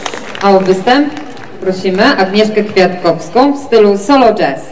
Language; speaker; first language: Polish; native; Polish